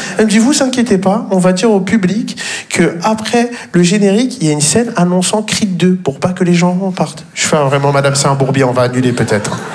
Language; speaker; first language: French; native; French